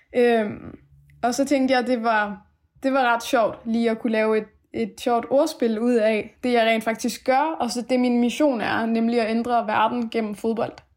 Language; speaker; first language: Danish; early bilingual, other home language; Persian